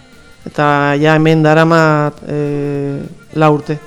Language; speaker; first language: Basque; non-native, local second language; Spanish